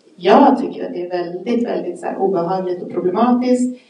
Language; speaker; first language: Swedish; native; Swedish